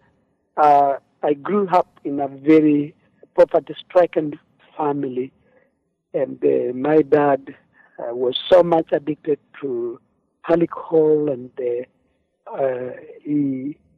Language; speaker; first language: English; non-native, local second language; Kamba